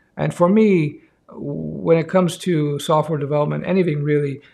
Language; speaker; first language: English; native; English